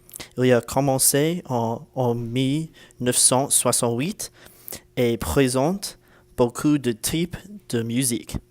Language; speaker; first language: French; non-native, learner; English